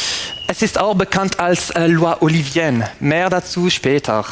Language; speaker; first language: German; non-native, fluent; French